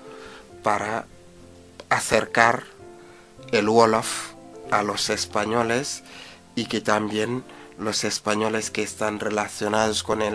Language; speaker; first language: Spanish; non-native, fluent; Wolof